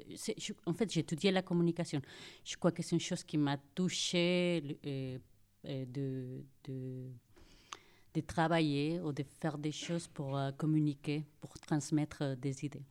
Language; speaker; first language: French; non-native, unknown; Spanish